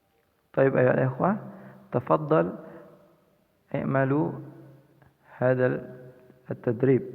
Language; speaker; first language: Arabic; non-native, fluent; Indonesian